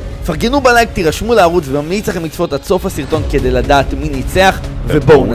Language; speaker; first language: Hebrew; native; Hebrew